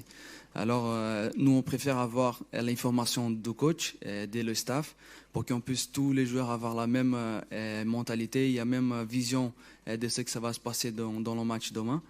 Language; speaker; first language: French; non-native, fluent; Portuguese